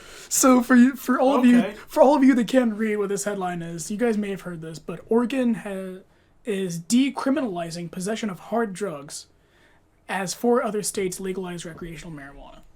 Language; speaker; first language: English; native; English